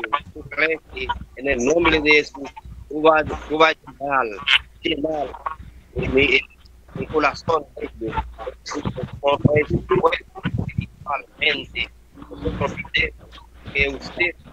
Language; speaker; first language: Spanish; non-native, learner; Haitian Creole